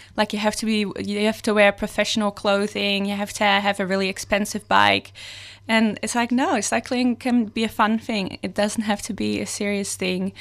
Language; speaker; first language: English; non-native, fluent; Dutch